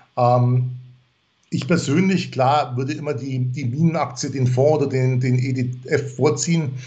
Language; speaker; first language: German; non-native, fluent; English